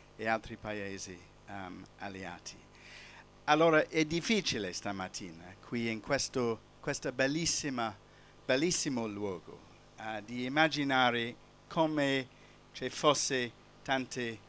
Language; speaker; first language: Italian; non-native, fluent; English